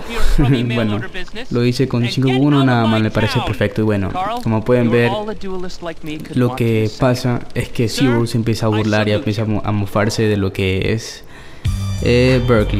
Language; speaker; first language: Spanish; native; Spanish